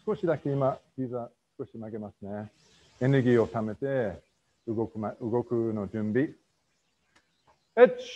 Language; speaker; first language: Japanese; non-native, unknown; English